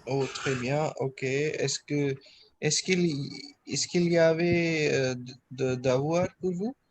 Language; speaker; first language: French; non-native, fluent; Hindi